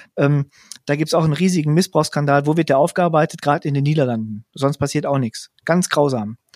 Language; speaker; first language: German; native; German